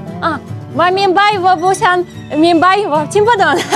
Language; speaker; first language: Chinese; non-native, learner; Ukrainian